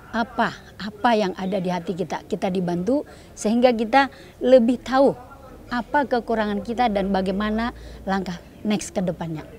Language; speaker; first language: Indonesian; native; Indonesian